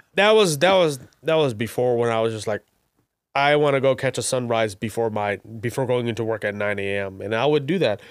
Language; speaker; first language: English; non-native, local second language; Bangla